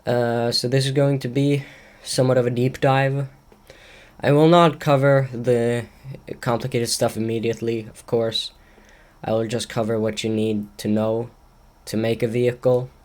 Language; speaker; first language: English; native; English